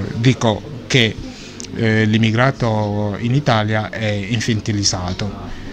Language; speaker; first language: Italian; non-native, fluent; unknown